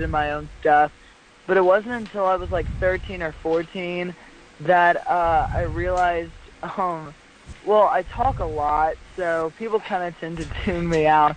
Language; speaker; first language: English; native; English